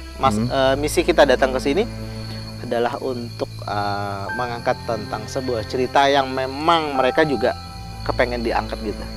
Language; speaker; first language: Indonesian; native; Indonesian